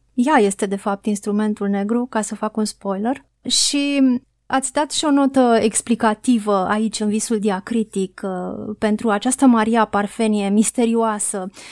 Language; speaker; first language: Romanian; native; Romanian